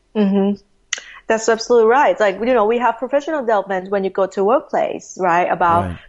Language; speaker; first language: English; non-native, fluent; Thai